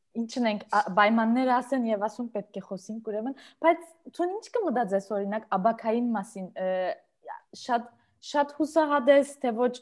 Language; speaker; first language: Armenian; early bilingual, heritage; Armenian